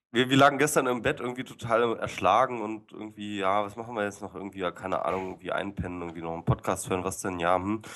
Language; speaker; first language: German; native; German